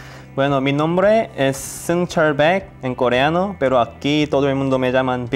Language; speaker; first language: Spanish; non-native, learner; Korean